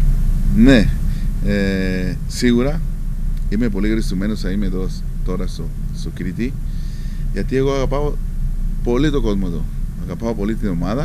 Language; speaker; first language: Greek; non-native, fluent; Spanish